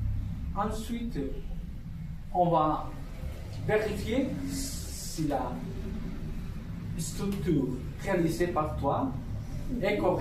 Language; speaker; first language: French; non-native, fluent; Spanish